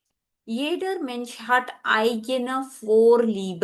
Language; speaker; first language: German; non-native, fluent; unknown